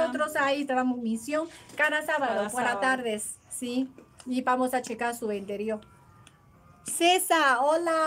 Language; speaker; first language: Spanish; non-native, learner; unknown